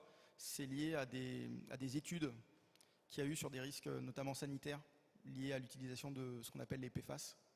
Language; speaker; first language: French; native; French